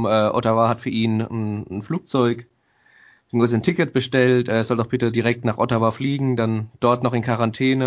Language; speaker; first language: German; native; German